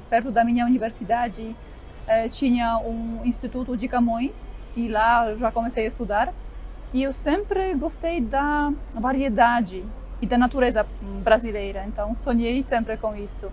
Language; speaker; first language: Portuguese; non-native, fluent; Polish